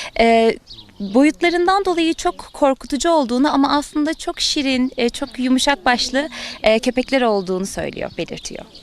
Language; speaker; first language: Turkish; native; Turkish